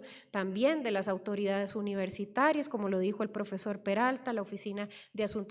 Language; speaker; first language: Spanish; native; Spanish